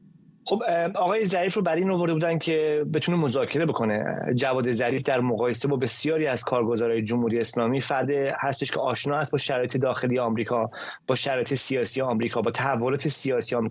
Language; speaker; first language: Persian; native; Persian